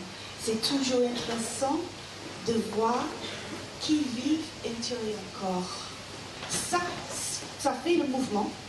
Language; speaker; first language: French; non-native, learner; English